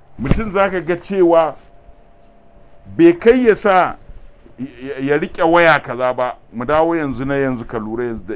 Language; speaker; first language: Hausa; native; Hausa